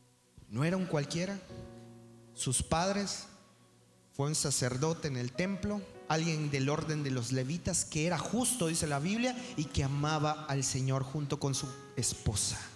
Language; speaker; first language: Spanish; native; Spanish